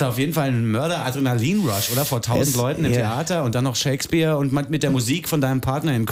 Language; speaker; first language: German; native; German